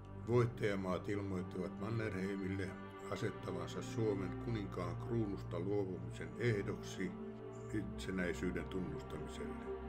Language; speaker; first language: Finnish; native; Finnish